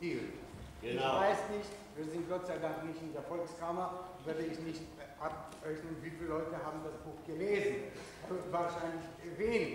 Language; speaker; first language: German; non-native, fluent; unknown